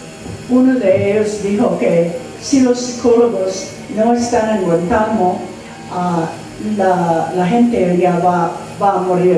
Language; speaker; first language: Spanish; non-native, fluent; English